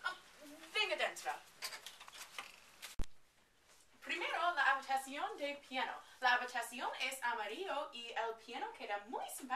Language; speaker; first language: Spanish; non-native, learner; English